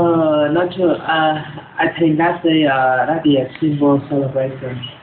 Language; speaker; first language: English; non-native, learner; Vietnamese